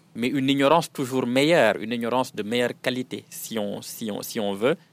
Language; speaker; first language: French; non-native, local second language; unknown